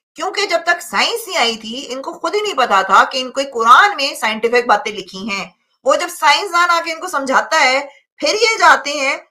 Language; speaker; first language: Hindi; native; Hindi